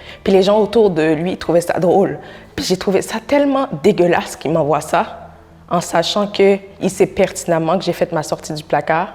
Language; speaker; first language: French; non-native, local second language; Haitian Creole